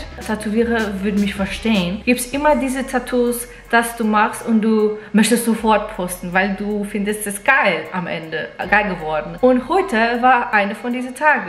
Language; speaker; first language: German; non-native, fluent; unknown